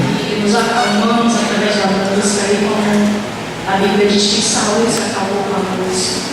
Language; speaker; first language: Portuguese; native; Portuguese